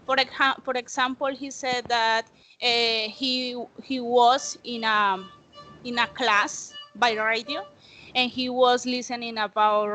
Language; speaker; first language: English; non-native, learner; Spanish